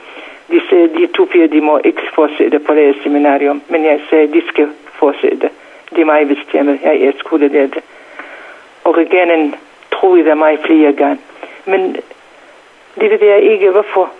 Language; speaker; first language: Danish; non-native, learner; Central Kurdish